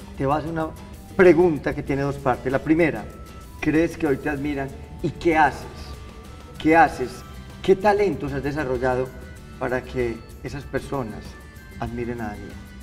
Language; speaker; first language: Spanish; native; Spanish